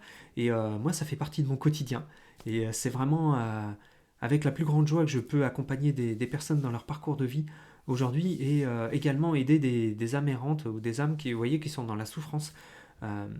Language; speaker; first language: French; native; French